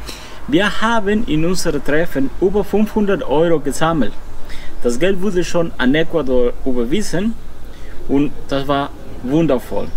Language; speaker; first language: German; non-native, fluent; Spanish